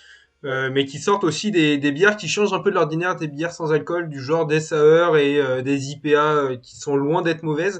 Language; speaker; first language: French; native; French